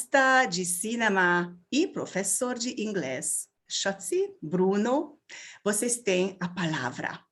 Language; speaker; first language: Portuguese; non-native, learner; Hungarian